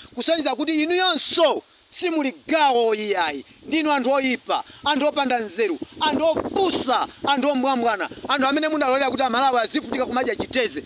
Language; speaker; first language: Nyanja; native; Nyanja